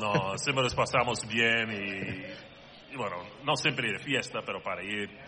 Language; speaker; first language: Spanish; non-native, learner; English